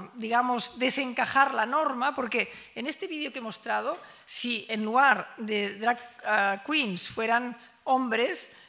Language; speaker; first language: Spanish; non-native, local second language; Catalan